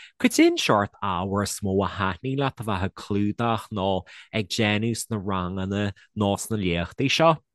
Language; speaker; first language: Irish; native; Irish